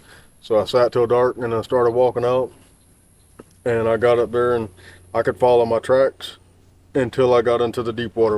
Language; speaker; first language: English; native; English